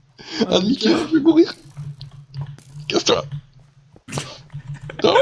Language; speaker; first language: French; native; French